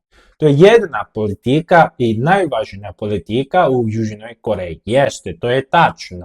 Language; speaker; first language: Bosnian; non-native, fluent; Korean